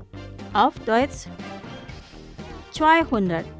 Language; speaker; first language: German; non-native, fluent; Indonesian